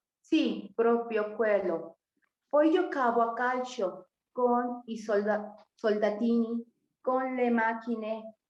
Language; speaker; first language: Italian; non-native, learner; Spanish